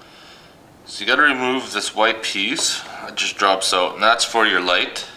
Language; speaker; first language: English; native; English